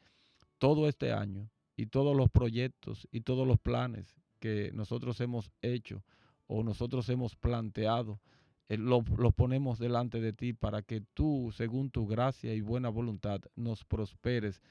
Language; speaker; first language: Spanish; native; Spanish